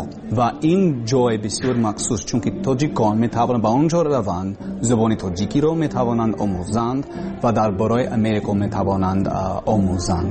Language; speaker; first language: Persian; non-native, learner; English